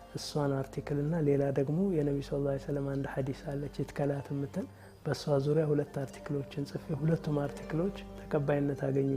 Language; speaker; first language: Amharic; native; Amharic